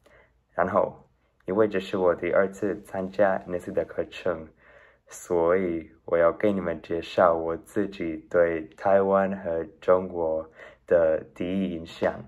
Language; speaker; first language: Chinese; non-native, learner; Spanish